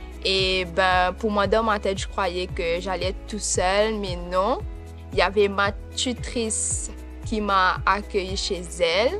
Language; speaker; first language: French; non-native, local second language; Morisyen